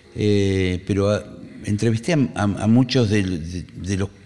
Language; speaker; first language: Spanish; native; Spanish